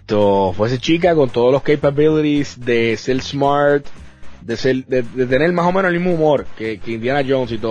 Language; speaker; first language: Spanish; native; Spanish